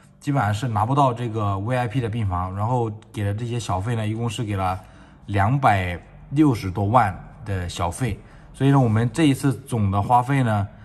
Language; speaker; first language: Chinese; native; Chinese